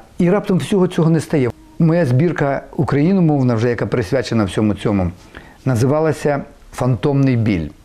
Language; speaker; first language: Ukrainian; native; Ukrainian